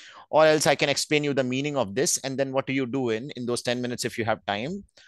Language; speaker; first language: English; non-native, local second language; Hindi